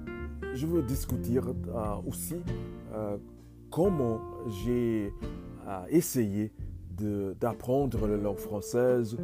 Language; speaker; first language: French; non-native, learner; English